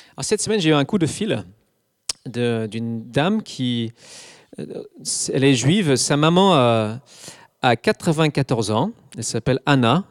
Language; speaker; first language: French; non-native, fluent; English